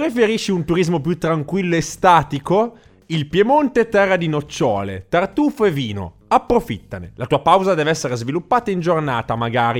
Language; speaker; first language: Italian; native; Italian